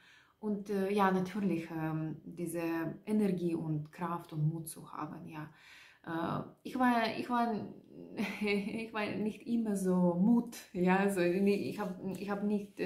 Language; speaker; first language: German; non-native, learner; Russian